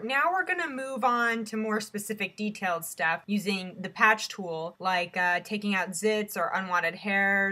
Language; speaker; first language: English; native; English